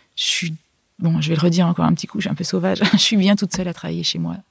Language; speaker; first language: French; native; French